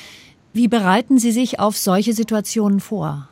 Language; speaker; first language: German; native; German